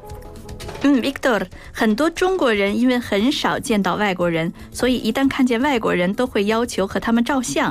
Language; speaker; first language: Chinese; native; Chinese